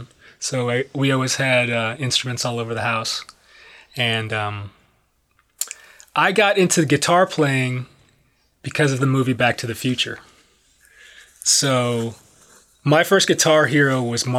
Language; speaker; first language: English; native; English